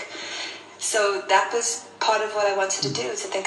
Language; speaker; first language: English; native; English